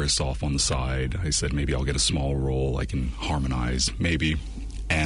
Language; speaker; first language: English; native; English